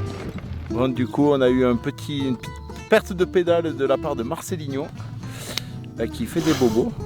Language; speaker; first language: French; native; French